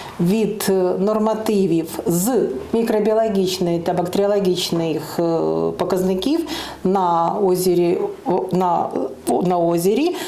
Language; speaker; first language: Ukrainian; non-native, local second language; Russian